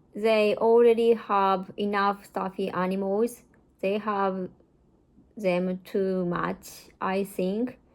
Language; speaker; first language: English; non-native, learner; Japanese